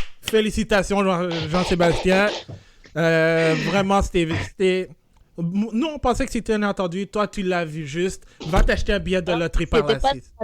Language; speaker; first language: French; native; French